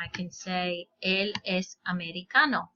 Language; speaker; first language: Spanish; non-native, fluent; English